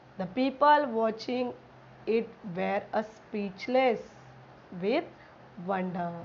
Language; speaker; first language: English; non-native, local second language; Marathi